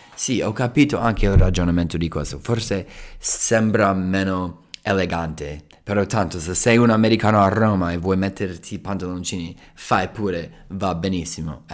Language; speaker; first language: Italian; non-native, fluent; English